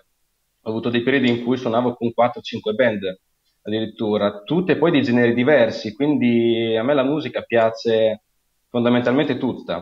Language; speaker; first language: Italian; native; Italian